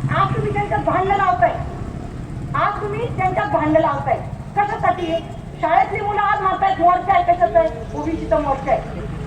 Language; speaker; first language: Marathi; native; Marathi